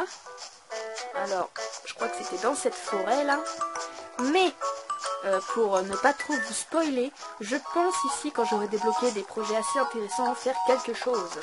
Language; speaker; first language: French; native; French